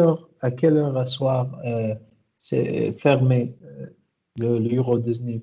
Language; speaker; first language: French; non-native, learner; Arabic